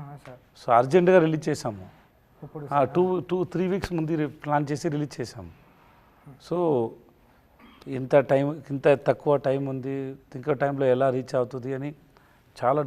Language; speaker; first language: Telugu; non-native, learner; Tamil